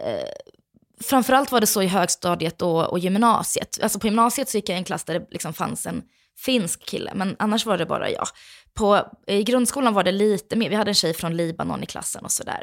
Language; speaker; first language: Swedish; native; Swedish